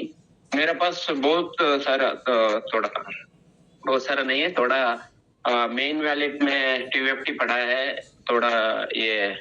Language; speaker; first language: Hindi; non-native, local second language; Kannada